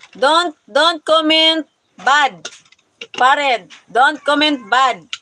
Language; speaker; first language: English; non-native, local second language; Hiligaynon